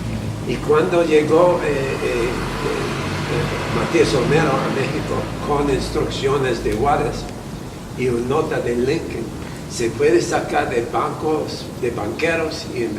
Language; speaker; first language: Spanish; non-native, fluent; English